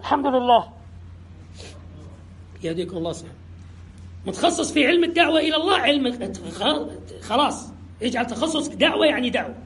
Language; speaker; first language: Arabic; native; Arabic